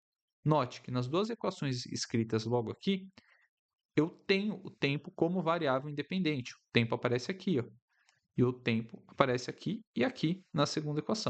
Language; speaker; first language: Portuguese; native; Portuguese